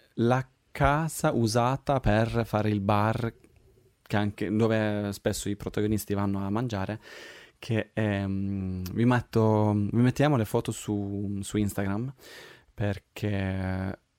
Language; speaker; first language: Italian; non-native, fluent; Swedish